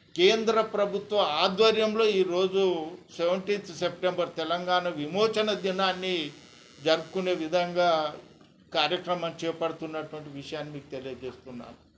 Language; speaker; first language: Telugu; native; Telugu